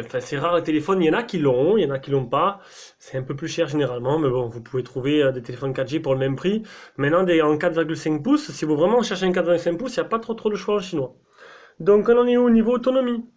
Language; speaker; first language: French; native; French